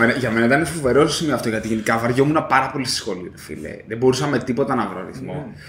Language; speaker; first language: Greek; native; Greek